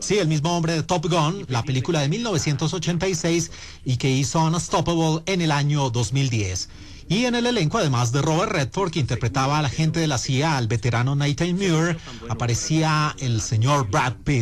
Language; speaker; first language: Spanish; native; Spanish